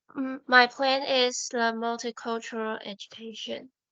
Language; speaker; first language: English; non-native, learner; Chinese